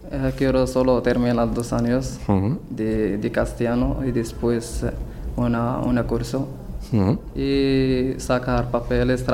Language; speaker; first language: Spanish; non-native, learner; Berber languages